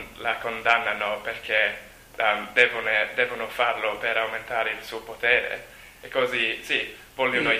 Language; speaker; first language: Italian; non-native, learner; English